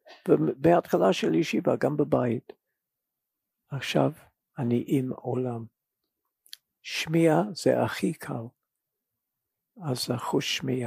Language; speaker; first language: Hebrew; non-native, fluent; English